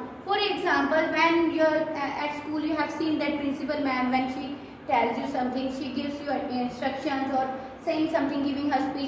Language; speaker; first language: English; non-native, local second language; Hindi